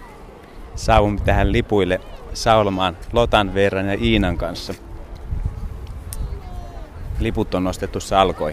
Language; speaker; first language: Finnish; native; Finnish